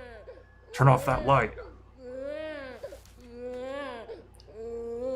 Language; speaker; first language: English; native; English